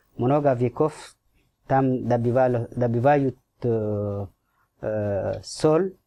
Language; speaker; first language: Russian; non-native, fluent; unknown